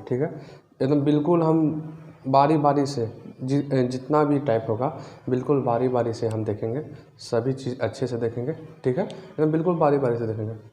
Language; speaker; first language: Hindi; native; Hindi